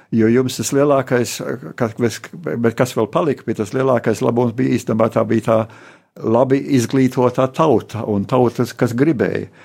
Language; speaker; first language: Latvian; early bilingual, heritage; Latvian